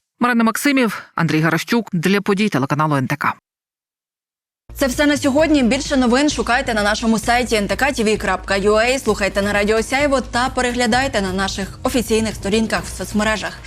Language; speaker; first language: Ukrainian; native; Ukrainian